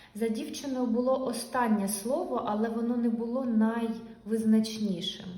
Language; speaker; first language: Ukrainian; non-native, local second language; Russian